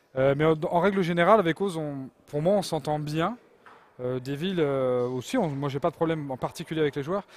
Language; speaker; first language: French; native; French